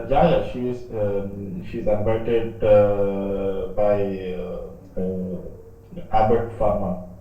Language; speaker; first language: German; non-native, learner; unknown